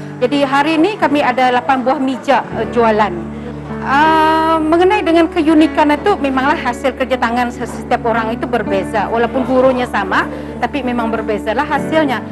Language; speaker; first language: Malay; non-native, local second language; Iban